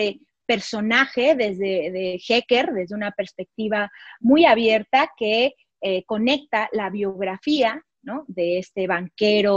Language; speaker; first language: Spanish; native; Spanish